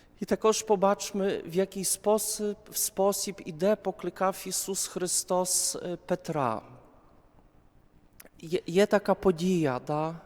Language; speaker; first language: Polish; non-native, learner; Ukrainian